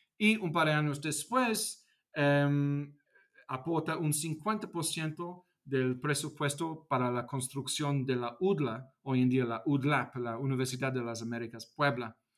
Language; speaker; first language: Spanish; non-native, fluent; English